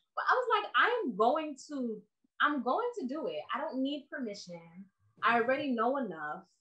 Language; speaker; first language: English; native; English